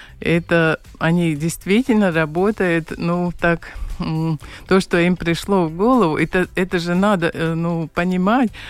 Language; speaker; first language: Russian; non-native, local second language; Latvian